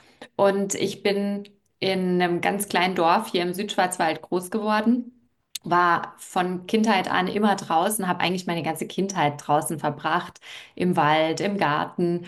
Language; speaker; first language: German; native; German